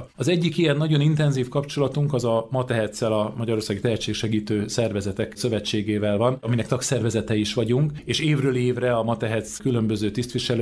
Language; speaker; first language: Hungarian; native; Hungarian